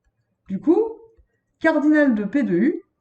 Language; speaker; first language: French; native; French